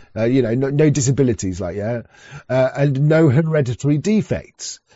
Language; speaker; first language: English; native; English